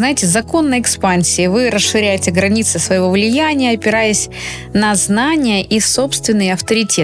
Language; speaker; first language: Russian; native; Russian